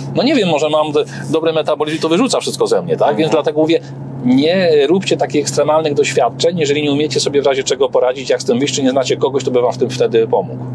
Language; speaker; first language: Polish; native; Polish